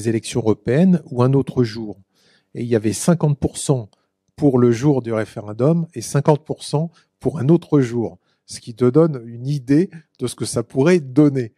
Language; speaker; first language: French; native; French